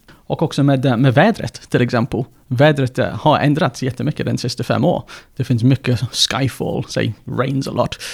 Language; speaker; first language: Swedish; non-native, fluent; English